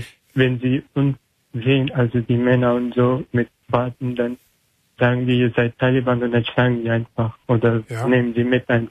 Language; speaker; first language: German; non-native, learner; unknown